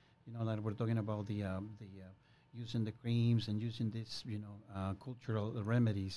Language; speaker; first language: English; non-native, fluent; Spanish